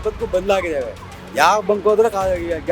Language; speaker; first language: Kannada; native; Kannada